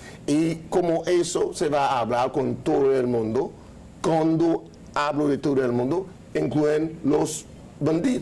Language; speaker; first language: Spanish; non-native, learner; Haitian Creole